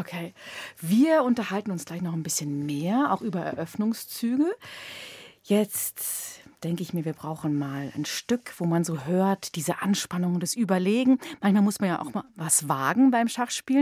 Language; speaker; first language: German; native; German